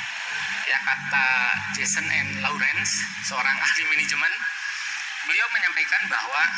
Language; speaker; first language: Indonesian; non-native, local second language; Sundanese